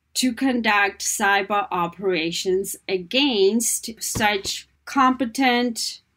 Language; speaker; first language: English; non-native, fluent; Kazakh